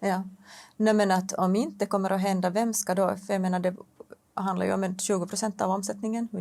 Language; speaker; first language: Swedish; native; Swedish